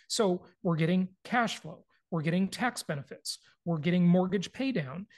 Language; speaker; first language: English; native; English